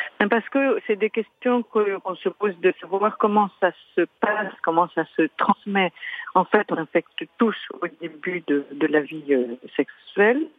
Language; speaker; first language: French; native; French